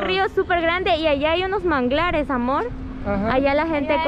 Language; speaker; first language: Spanish; native; Spanish